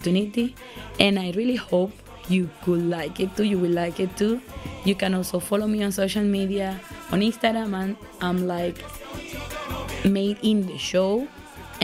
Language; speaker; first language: English; non-native, fluent; Spanish